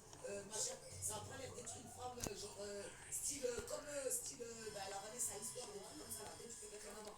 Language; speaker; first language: French; native; French